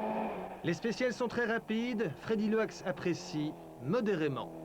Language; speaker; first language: French; native; French